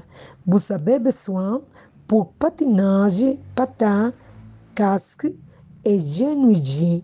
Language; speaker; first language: French; non-native, learner; Spanish